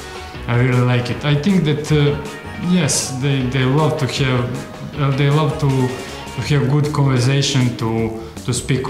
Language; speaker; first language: English; non-native, fluent; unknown